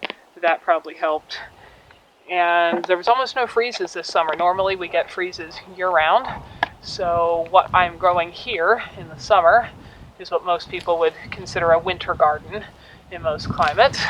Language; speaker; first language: English; native; English